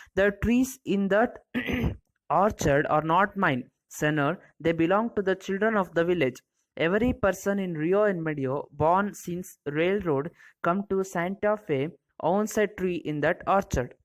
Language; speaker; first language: English; non-native, local second language; Kannada